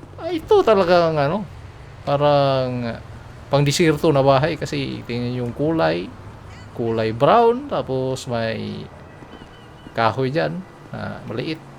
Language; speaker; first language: Filipino; non-native, local second language; Cebuano